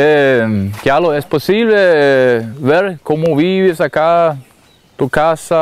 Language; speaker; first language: Spanish; non-native, learner; Danish